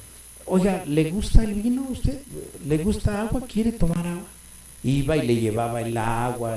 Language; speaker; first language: Spanish; native; Spanish